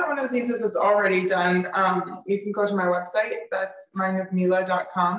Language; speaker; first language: English; native; English